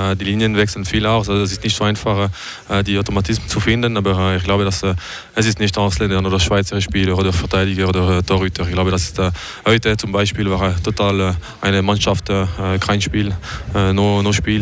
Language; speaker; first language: German; non-native, learner; French